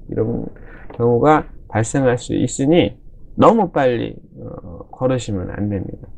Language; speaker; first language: Korean; native; Korean